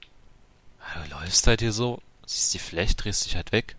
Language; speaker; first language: German; native; German